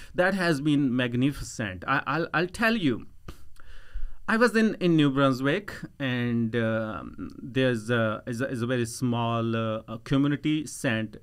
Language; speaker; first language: English; non-native, local second language; Punjabi